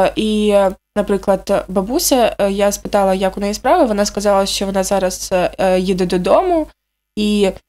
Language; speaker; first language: Ukrainian; native; Ukrainian